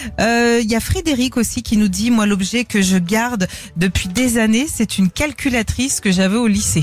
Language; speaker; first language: French; native; French